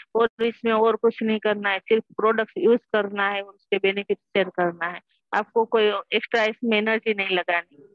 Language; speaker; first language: Hindi; non-native, local second language; Gujarati